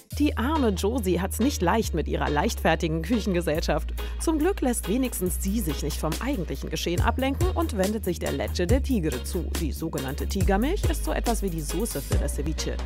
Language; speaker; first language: German; native; German